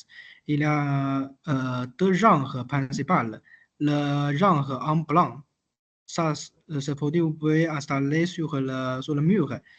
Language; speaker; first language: French; non-native, learner; Chinese